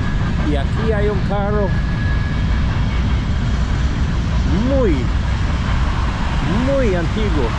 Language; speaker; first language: Spanish; non-native, fluent; English